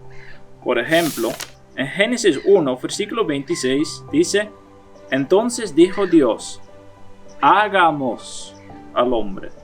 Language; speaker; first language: Spanish; non-native, fluent; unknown